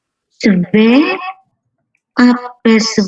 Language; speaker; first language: French; non-native, learner; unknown